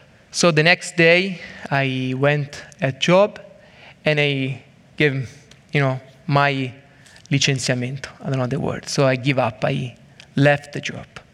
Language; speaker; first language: English; non-native, learner; Italian